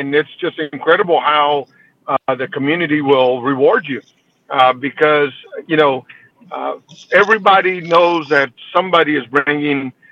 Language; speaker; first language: English; early bilingual, other home language; Spanish